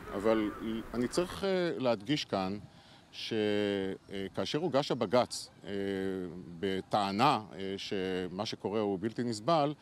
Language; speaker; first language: Hebrew; native; Hebrew